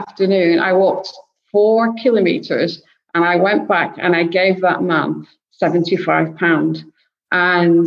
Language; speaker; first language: English; native; English